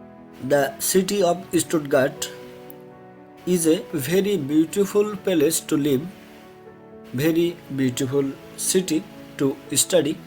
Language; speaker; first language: English; non-native, fluent; Bangla